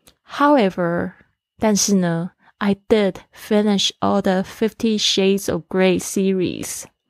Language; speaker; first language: English; non-native, fluent; Chinese